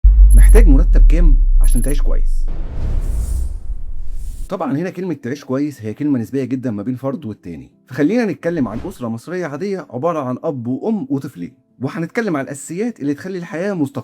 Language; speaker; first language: Arabic; native; Arabic